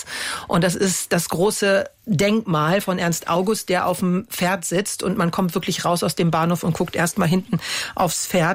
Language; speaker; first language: German; native; German